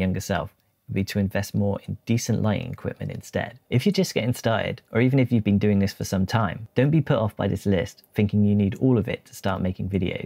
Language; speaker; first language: English; native; English